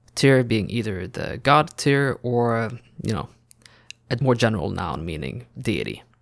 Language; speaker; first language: English; non-native, fluent; Norwegian